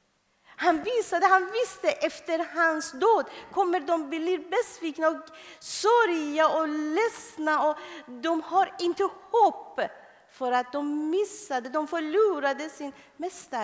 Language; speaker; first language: Swedish; non-native, fluent; Persian